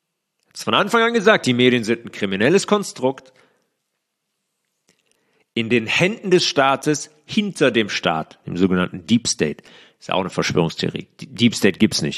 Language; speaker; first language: German; native; German